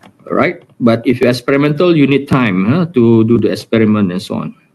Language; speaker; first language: English; non-native, local second language; Malay